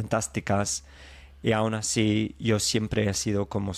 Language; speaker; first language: Spanish; non-native, fluent; English